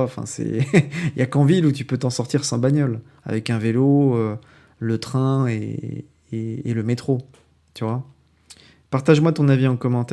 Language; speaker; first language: French; native; French